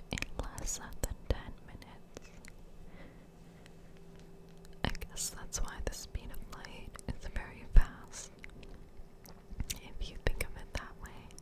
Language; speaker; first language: English; native; English